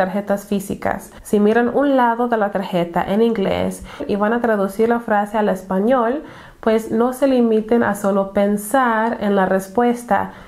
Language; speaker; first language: Spanish; non-native, fluent; English